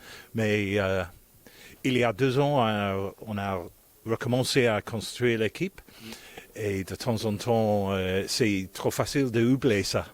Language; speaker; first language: French; non-native, fluent; English